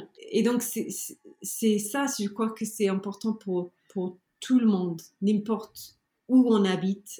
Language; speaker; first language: French; non-native, learner; English